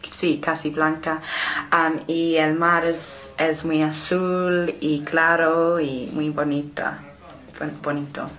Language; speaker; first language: Spanish; non-native, fluent; English